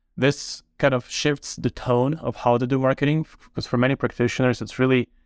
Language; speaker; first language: English; non-native, fluent; Ukrainian